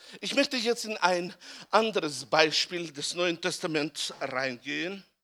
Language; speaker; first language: German; non-native, fluent; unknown